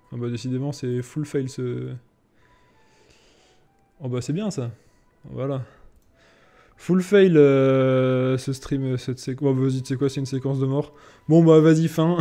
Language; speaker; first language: French; native; French